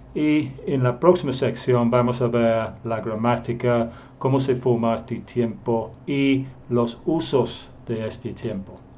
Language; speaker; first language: Spanish; non-native, fluent; English